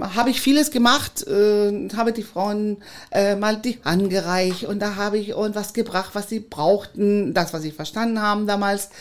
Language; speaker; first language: German; non-native, fluent; Spanish